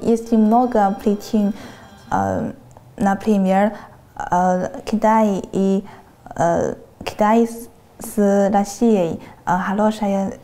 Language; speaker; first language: Russian; non-native, learner; Chinese